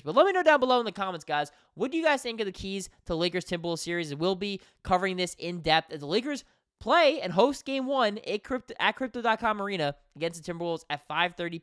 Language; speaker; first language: English; native; English